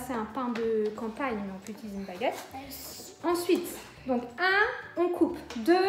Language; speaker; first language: French; native; French